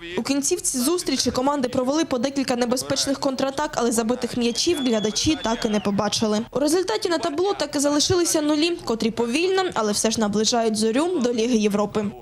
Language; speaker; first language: Ukrainian; non-native, local second language; Russian